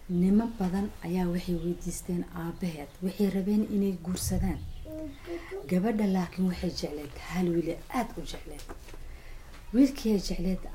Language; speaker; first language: French; non-native, learner; Somali